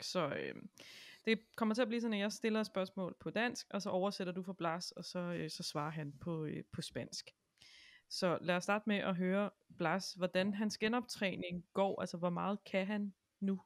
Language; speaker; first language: Danish; native; Danish